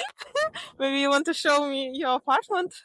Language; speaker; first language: English; non-native, fluent; Russian